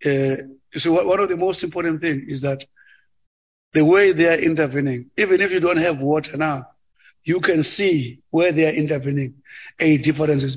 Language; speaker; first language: English; non-native, local second language; Xhosa